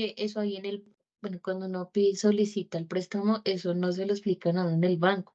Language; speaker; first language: Spanish; native; Spanish